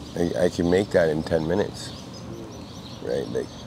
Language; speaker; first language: English; native; English